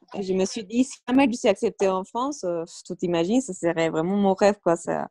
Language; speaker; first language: French; non-native, fluent; Spanish